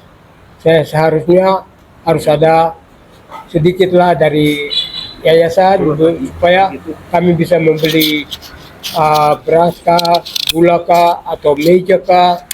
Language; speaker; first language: Indonesian; non-native, local second language; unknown